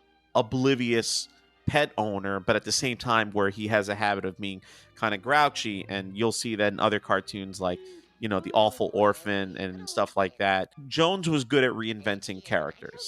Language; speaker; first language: English; native; English